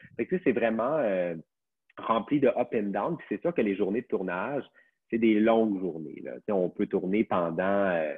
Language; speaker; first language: French; native; French